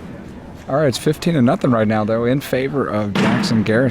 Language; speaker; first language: English; native; English